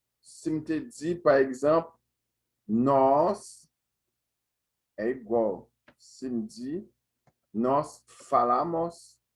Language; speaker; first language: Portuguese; non-native, fluent; Haitian Creole